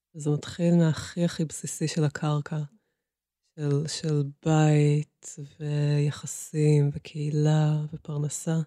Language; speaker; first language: Hebrew; early bilingual, other home language; Russian